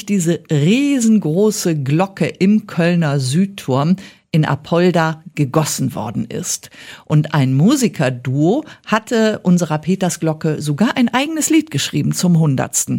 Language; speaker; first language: German; native; German